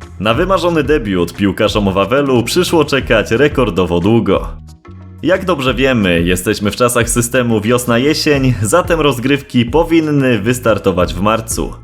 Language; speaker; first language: Polish; native; Polish